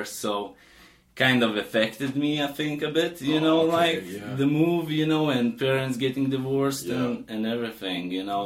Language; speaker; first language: English; non-native, fluent; Lithuanian